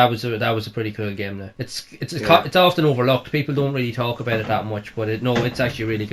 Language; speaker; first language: English; native; English